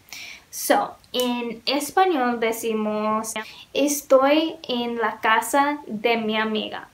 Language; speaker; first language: Spanish; non-native, learner; English